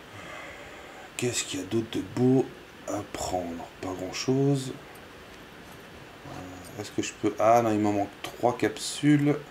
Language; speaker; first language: French; native; French